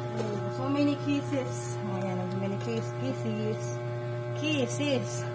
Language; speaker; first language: English; non-native, local second language; Filipino